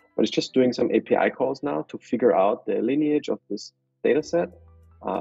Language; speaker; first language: English; non-native, fluent; German